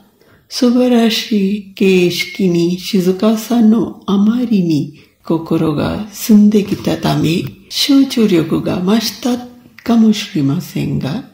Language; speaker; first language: Japanese; non-native, fluent; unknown